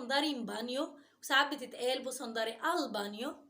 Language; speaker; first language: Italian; non-native, fluent; Arabic